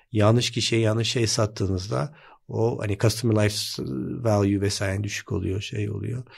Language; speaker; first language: Turkish; early bilingual, heritage; Turkish